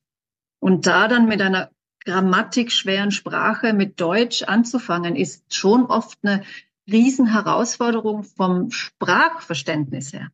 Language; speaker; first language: German; native; German